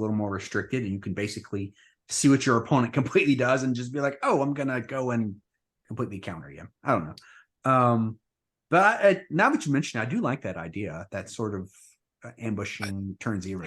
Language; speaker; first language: English; native; English